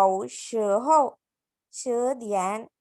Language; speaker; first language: Chinese; non-native, learner; Sinhala